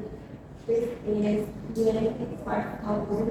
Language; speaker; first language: English; non-native, learner; Indonesian